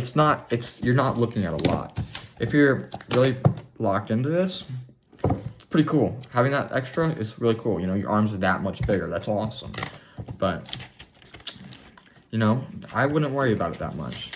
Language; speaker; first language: English; native; English